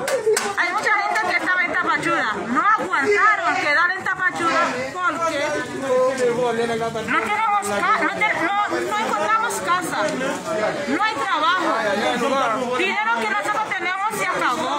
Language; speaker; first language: Spanish; non-native, fluent; Haitian Creole